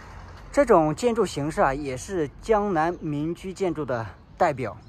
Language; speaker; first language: Chinese; native; Chinese